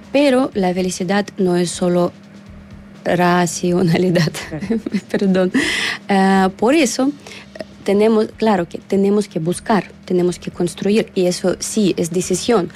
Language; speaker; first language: Spanish; non-native, learner; Russian